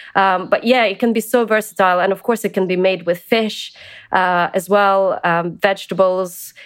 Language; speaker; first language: English; early bilingual, other home language; Ukrainian